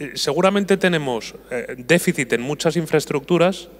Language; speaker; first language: Spanish; native; Spanish